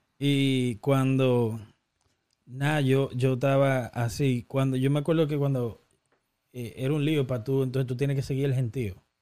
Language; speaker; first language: Spanish; native; Spanish